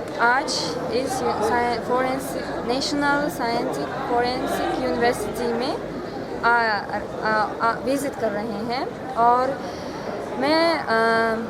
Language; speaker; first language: Hindi; non-native, learner; Uzbek